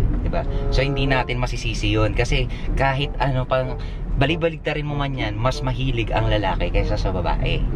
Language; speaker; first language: Filipino; native; Filipino